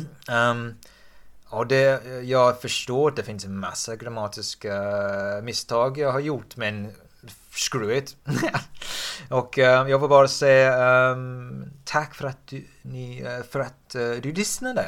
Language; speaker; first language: Swedish; non-native, fluent; English